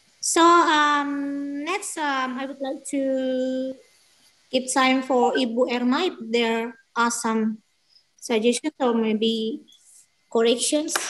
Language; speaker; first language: English; non-native, fluent; Indonesian